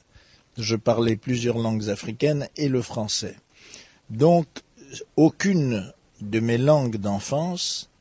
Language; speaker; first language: French; non-native, local second language; Lingala